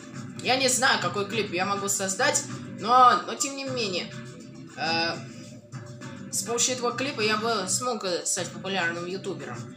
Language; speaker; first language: Russian; native; Russian